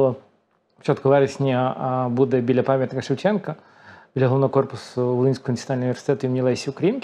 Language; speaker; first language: Ukrainian; native; Ukrainian